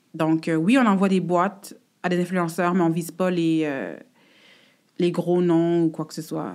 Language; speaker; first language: French; native; French